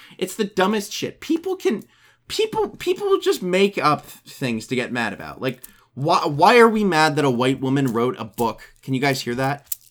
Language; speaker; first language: English; native; English